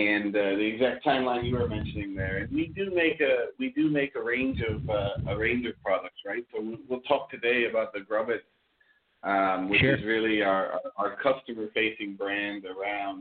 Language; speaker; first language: English; native; English